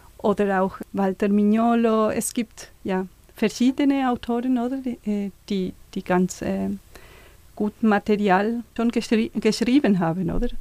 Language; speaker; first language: German; non-native, fluent; Spanish